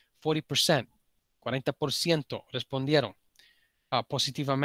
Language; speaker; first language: Spanish; early bilingual, heritage; Spanish